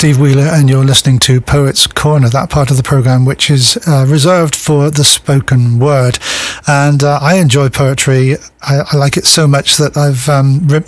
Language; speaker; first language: English; native; English